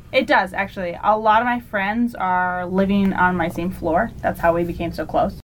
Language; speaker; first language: English; native; English